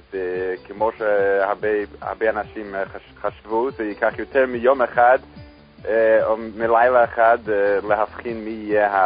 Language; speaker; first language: Hebrew; non-native, fluent; English